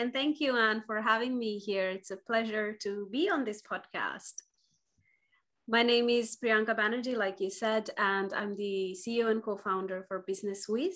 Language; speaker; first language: English; non-native, local second language; Bangla